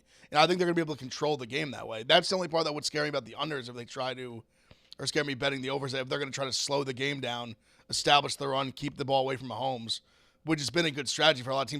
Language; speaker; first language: English; native; English